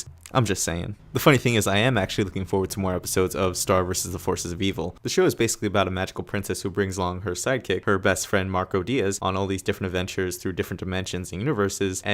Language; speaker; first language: English; native; English